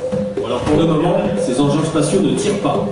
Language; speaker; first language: French; native; French